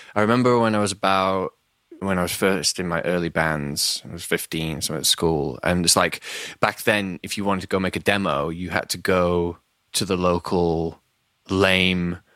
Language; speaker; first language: English; native; English